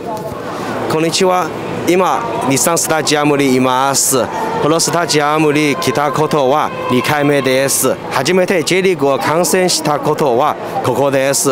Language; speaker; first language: Japanese; non-native, learner; Chinese